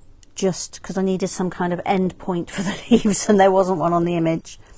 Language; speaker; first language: English; native; English